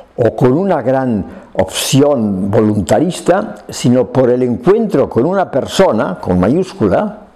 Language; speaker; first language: Spanish; native; Spanish